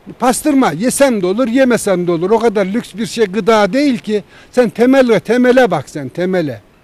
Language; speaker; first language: Turkish; native; Turkish